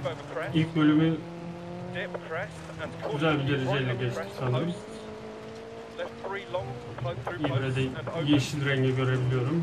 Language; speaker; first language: Turkish; native; Turkish